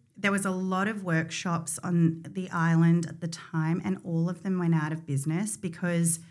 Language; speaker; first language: English; native; English